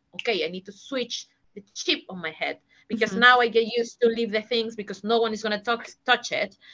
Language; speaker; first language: English; non-native, fluent; Spanish